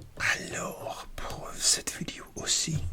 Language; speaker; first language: French; non-native, learner; English